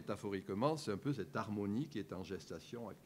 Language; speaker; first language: French; native; French